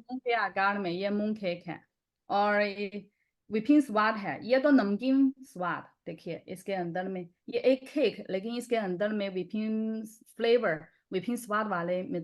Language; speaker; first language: Hindi; non-native, fluent; Chinese